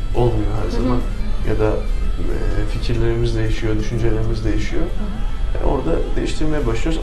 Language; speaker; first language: Turkish; non-native, local second language; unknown